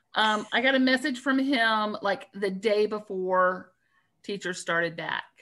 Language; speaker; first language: English; native; English